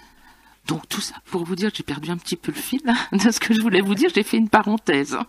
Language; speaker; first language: French; native; French